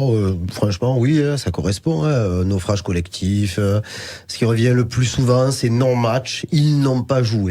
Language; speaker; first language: French; native; French